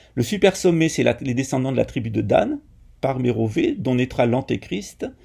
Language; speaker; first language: French; native; French